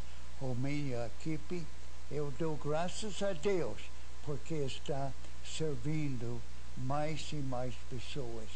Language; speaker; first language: Portuguese; non-native, fluent; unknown